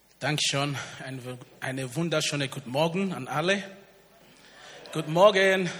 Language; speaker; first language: German; non-native, learner; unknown